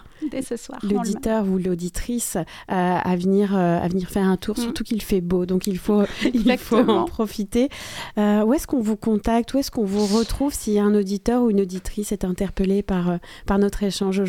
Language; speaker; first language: French; native; French